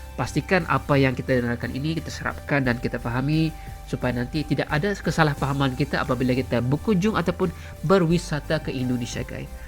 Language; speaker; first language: Malay; native; Malay